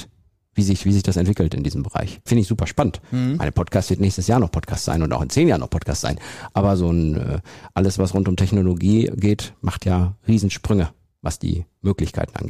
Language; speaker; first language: German; native; German